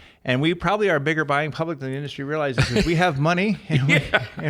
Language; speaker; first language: English; native; English